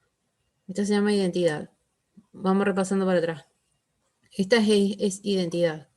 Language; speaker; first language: Spanish; native; Spanish